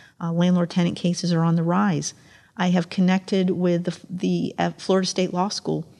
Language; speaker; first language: English; early bilingual, other home language; Amharic